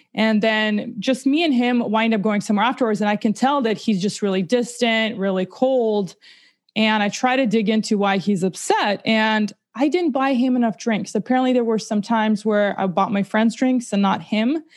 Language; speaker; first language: English; early bilingual, other home language; Russian